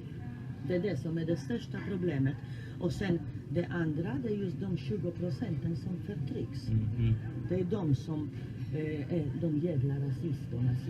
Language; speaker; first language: Swedish; non-native, fluent; Polish